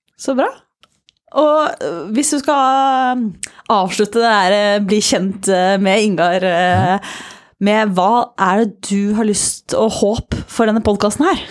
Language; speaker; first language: Norwegian; native; Norwegian